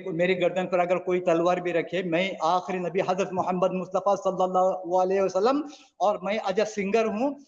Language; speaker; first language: Hindi; non-native, local second language; Marathi